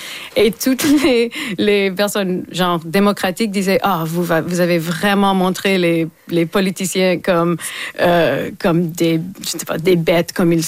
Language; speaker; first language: French; non-native, local second language; English